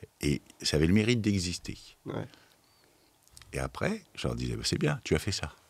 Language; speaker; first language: French; native; French